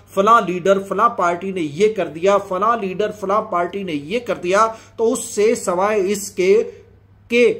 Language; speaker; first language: Urdu; native; Urdu